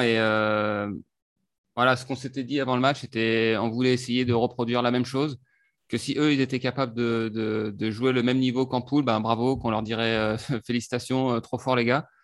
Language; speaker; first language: French; native; French